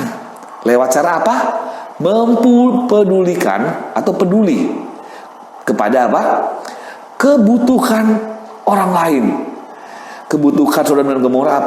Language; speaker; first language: Indonesian; native; Indonesian